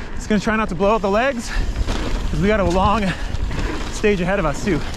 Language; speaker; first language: English; native; English